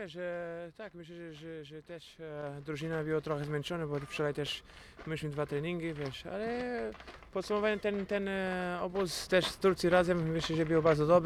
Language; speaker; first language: Polish; non-native, fluent; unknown